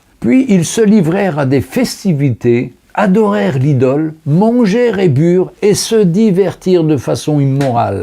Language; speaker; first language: French; native; French